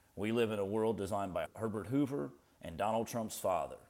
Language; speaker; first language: English; native; English